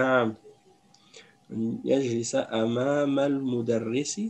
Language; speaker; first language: Arabic; non-native, fluent; French